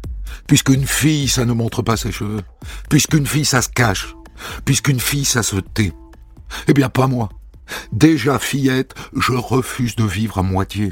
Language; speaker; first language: French; native; French